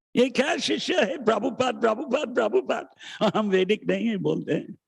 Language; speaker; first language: Hindi; non-native, fluent; English